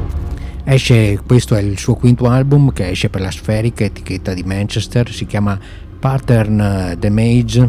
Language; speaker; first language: Italian; native; Italian